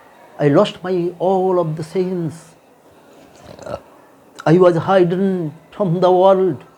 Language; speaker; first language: English; non-native, local second language; Bangla